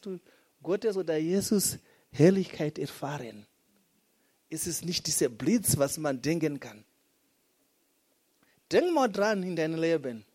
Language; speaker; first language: German; non-native, fluent; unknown